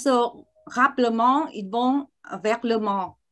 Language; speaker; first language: French; non-native, learner; Vietnamese